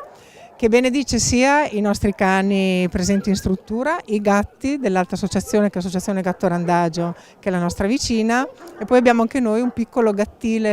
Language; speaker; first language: Italian; native; Italian